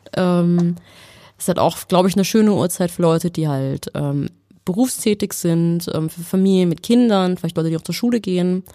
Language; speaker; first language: German; native; German